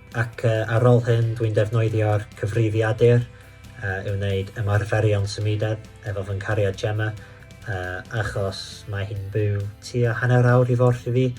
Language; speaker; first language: Welsh; non-native, local second language; English